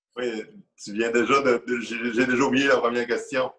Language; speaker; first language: French; native; French